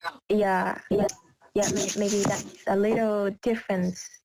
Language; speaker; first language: English; non-native, learner; Vietnamese